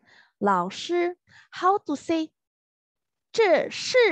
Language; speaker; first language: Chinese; non-native, fluent; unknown